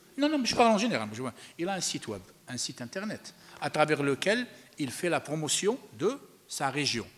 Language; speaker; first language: French; non-native, local second language; Arabic